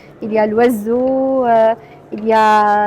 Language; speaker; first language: French; non-native, local second language; Arabic